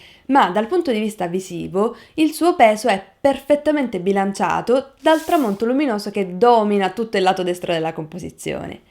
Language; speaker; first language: Italian; native; Italian